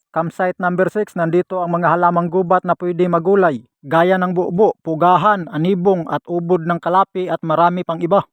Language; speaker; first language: Filipino; non-native, local second language; Cebuano